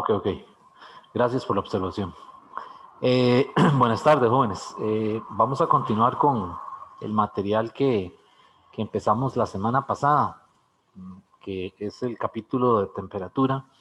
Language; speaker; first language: Spanish; native; Spanish